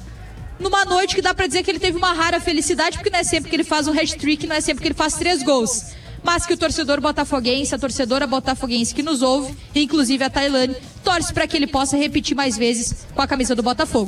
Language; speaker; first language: Portuguese; native; Portuguese